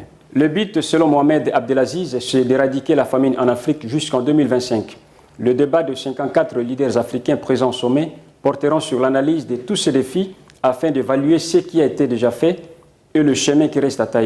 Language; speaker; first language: French; non-native, fluent; Portuguese